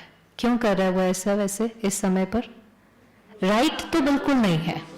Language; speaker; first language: Hindi; native; Hindi